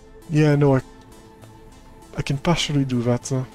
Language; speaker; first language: English; non-native, fluent; French